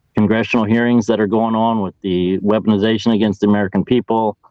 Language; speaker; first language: English; native; English